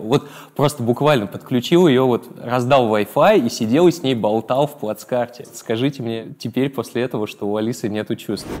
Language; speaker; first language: Russian; native; Russian